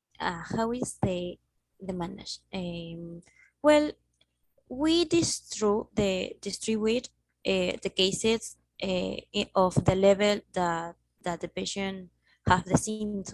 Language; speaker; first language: English; non-native, learner; Spanish